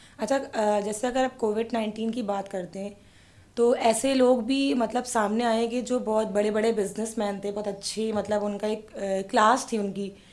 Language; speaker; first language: Urdu; native; Urdu